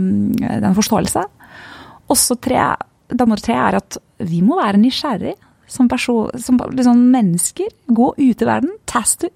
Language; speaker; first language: Norwegian; non-native, fluent; Lithuanian